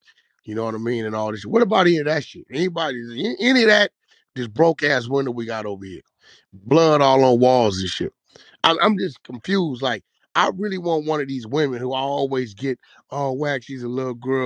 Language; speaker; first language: English; native; English